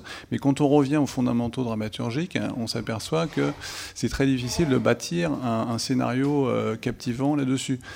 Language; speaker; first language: French; native; French